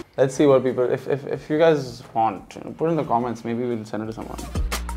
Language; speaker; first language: English; non-native, local second language; Hindi